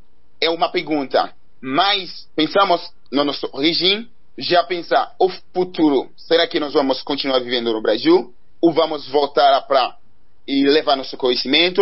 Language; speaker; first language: Portuguese; non-native, learner; Haitian Creole